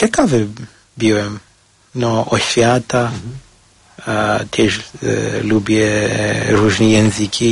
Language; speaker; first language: Polish; non-native, learner; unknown